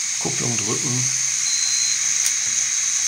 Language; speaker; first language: German; native; German